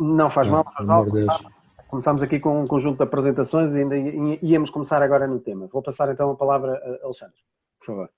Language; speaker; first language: Portuguese; native; Portuguese